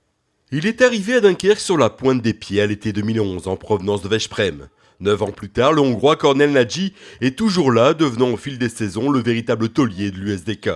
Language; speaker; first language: French; native; French